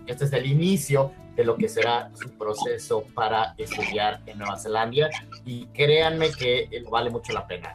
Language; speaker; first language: Spanish; native; Spanish